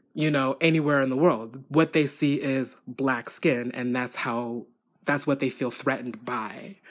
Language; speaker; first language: English; native; English